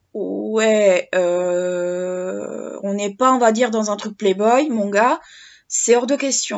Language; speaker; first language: French; native; French